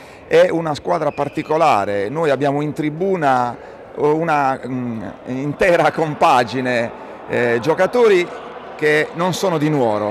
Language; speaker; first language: Italian; native; Italian